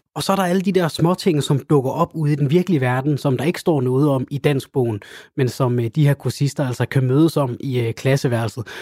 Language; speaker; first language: Danish; native; Danish